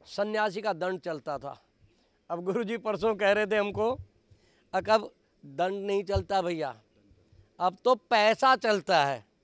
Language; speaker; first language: Hindi; native; Hindi